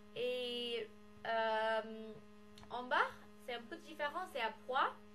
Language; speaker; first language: French; non-native, learner; English